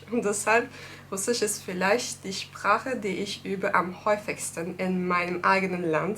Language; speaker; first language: German; non-native, fluent; Turkish